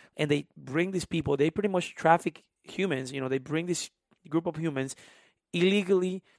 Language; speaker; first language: English; early bilingual, other home language; Spanish